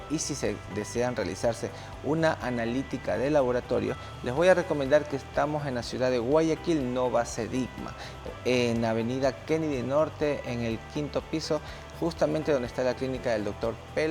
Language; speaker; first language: Spanish; native; Spanish